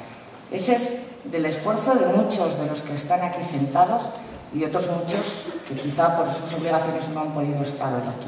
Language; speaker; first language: Spanish; native; Spanish